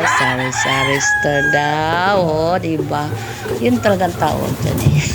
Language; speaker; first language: Filipino; non-native, local second language; Cebuano